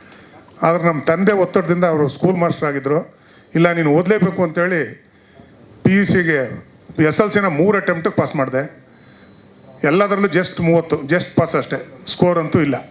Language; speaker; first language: Kannada; native; Kannada